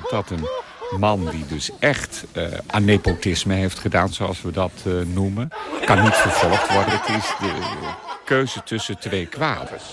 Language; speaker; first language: Dutch; native; Dutch